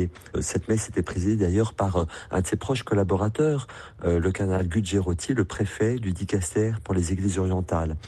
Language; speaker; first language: French; native; French